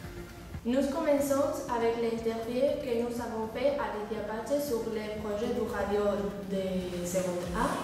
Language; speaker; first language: French; non-native, learner; Spanish